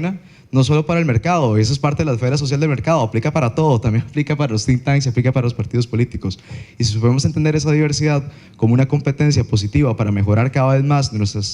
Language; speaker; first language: Spanish; native; Spanish